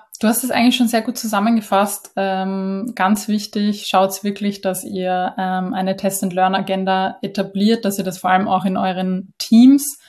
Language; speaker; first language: German; native; German